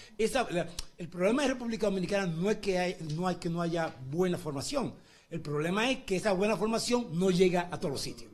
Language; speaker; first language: Spanish; native; Spanish